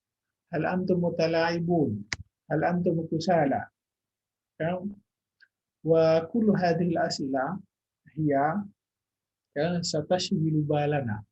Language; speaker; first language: Arabic; non-native, fluent; Indonesian